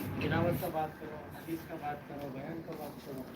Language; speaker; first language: Hindi; non-native, learner; Bangla